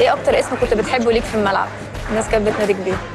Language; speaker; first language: Arabic; native; Arabic